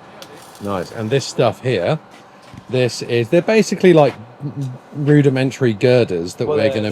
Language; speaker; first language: English; native; English